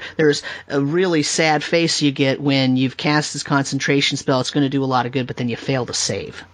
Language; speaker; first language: English; native; English